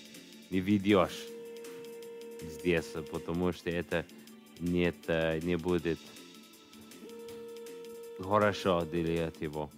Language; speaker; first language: Russian; non-native, learner; English